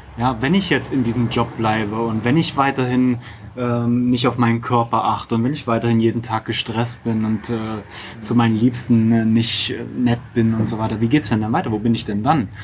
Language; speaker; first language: German; native; German